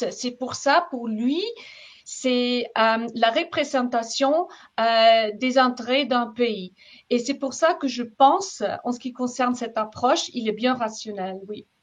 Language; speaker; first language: French; non-native, fluent; German